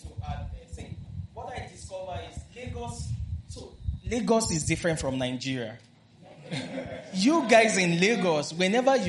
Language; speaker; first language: English; non-native, local second language; Yoruba